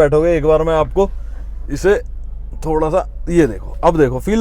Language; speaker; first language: Hindi; native; Hindi